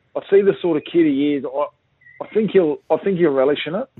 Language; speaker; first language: English; native; English